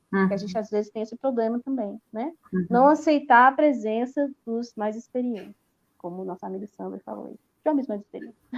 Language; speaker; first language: Portuguese; native; Portuguese